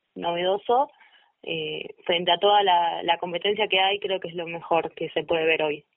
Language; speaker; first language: Spanish; native; Spanish